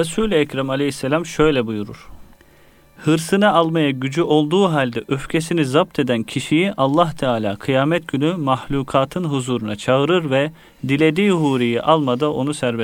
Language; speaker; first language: Turkish; native; Turkish